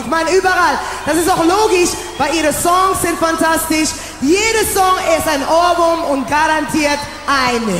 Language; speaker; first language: German; non-native, learner; English